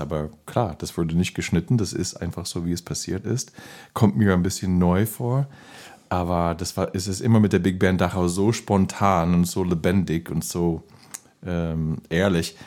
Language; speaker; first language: German; non-native, fluent; English